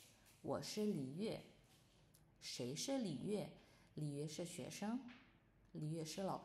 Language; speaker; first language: Chinese; non-native, fluent; Indonesian